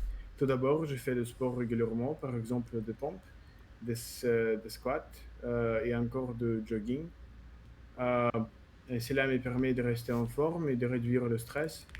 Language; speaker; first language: French; non-native, learner; Russian